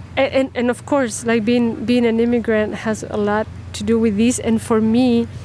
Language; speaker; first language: English; non-native, fluent; Spanish